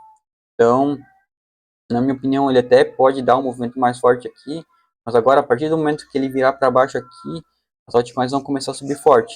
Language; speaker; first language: Portuguese; native; Portuguese